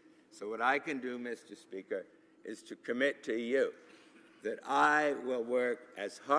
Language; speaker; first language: English; native; English